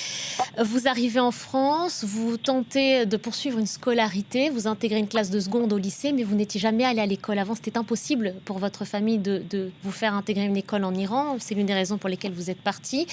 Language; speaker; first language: French; native; French